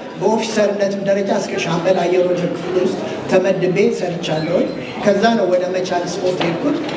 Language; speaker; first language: Amharic; native; Amharic